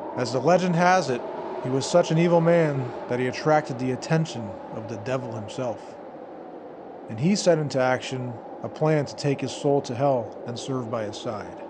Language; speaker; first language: English; native; English